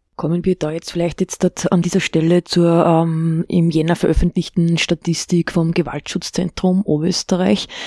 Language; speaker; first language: German; native; German